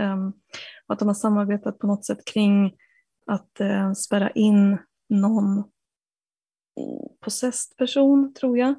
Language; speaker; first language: Swedish; native; Swedish